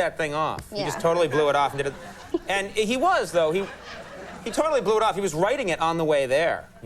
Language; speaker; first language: English; native; English